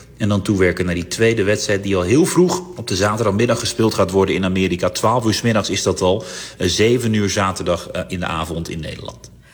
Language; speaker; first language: Dutch; early bilingual, other home language; Turkish